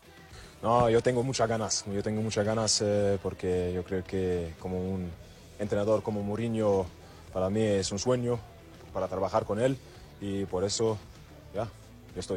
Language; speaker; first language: Spanish; non-native, learner; German